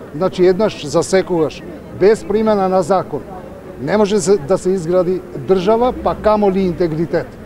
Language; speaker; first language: Macedonian; non-native, local second language; Albanian